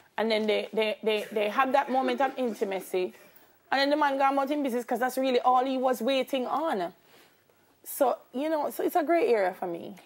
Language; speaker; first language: English; native; English